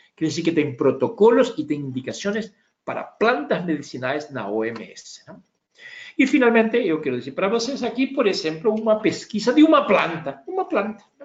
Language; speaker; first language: Portuguese; non-native, fluent; Spanish